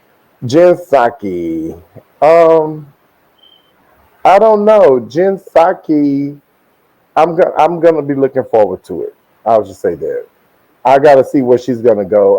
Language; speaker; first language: English; native; English